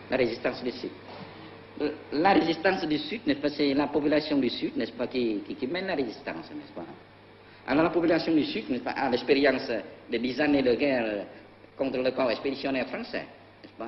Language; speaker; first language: French; non-native, local second language; Vietnamese